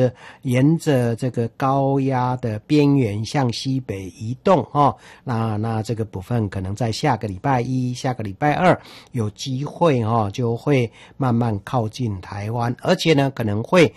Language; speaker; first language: Chinese; native; Chinese